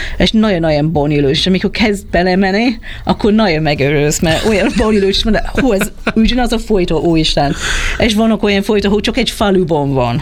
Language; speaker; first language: Hungarian; non-native, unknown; English